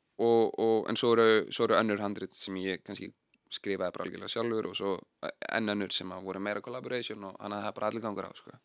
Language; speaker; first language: Icelandic; native; Icelandic